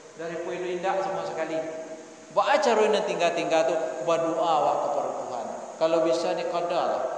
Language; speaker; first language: Malay; non-native, local second language; Minangkabau